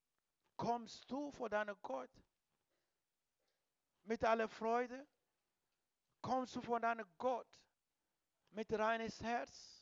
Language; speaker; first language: German; non-native, learner; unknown